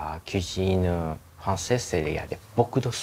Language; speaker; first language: French; non-native, learner; Japanese